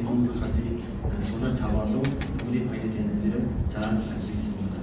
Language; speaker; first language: Korean; non-native, fluent; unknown